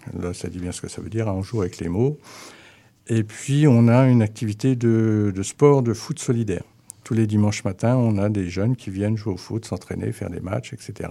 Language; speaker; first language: French; native; French